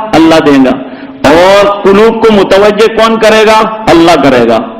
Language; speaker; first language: Urdu; native; Urdu